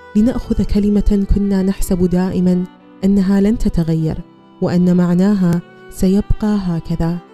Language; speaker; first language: Arabic; early bilingual, other home language; German